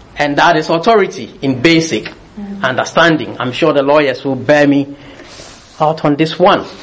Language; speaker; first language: English; non-native, local second language; Akan